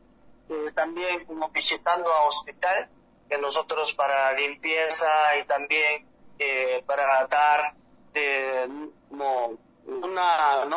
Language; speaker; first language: Spanish; non-native, learner; Korean